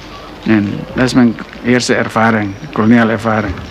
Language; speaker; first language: Dutch; non-native, local second language; Indonesian